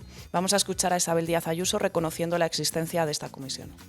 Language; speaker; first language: Spanish; native; Spanish